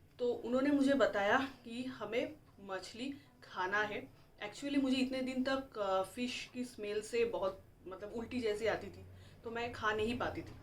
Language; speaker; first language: Hindi; non-native, local second language; Bangla